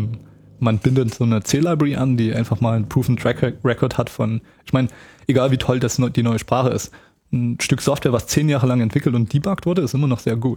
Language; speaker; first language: German; native; German